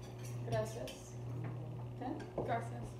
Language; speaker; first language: Spanish; non-native, learner; English